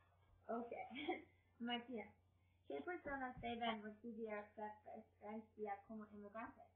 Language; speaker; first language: Spanish; non-native, learner; English